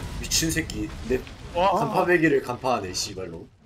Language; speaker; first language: Korean; native; Korean